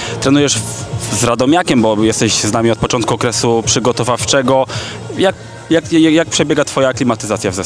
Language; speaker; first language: Polish; native; Polish